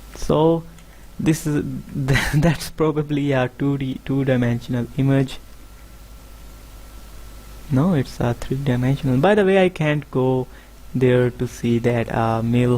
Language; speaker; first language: English; non-native, fluent; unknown